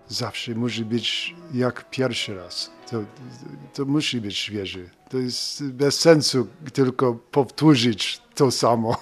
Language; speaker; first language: Polish; non-native, learner; English